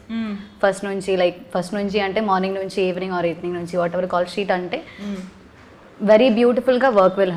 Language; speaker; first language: Telugu; non-native, learner; Malayalam